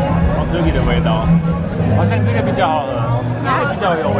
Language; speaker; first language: Chinese; non-native, fluent; German